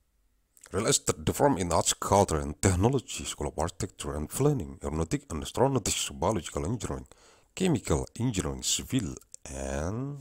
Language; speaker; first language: English; non-native, learner; Indonesian